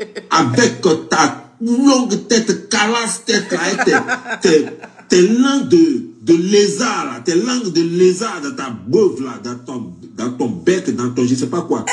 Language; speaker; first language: French; non-native, local second language; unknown